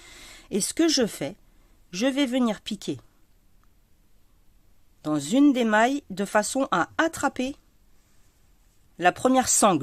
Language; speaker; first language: French; native; French